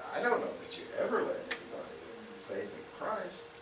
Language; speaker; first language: English; native; English